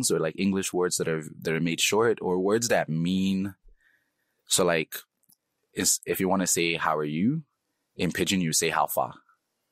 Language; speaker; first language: English; native; English